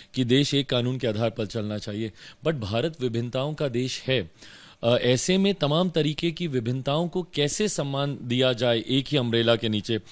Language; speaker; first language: Hindi; native; Hindi